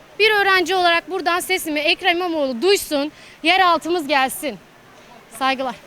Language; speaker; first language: Turkish; native; Turkish